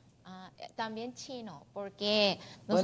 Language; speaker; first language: Spanish; non-native, learner; Korean